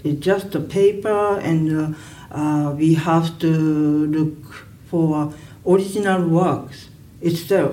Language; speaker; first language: English; non-native, learner; Japanese